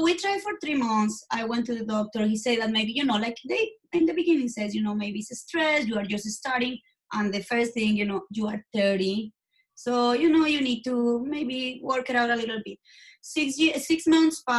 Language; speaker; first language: English; non-native, fluent; Spanish